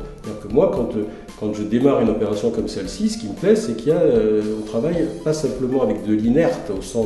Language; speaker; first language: French; native; French